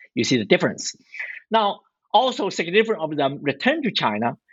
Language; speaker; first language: English; non-native, fluent; Chinese